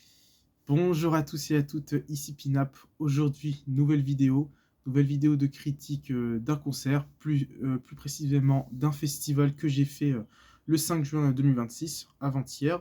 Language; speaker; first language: French; native; French